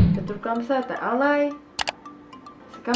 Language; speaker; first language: French; non-native, learner; Indonesian